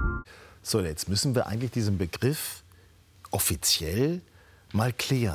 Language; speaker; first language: German; native; German